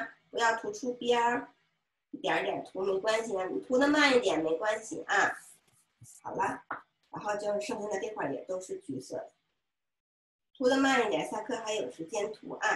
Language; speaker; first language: Chinese; native; Chinese